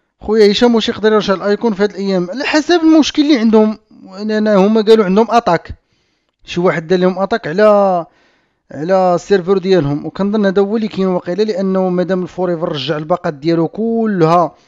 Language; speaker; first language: Arabic; native; Arabic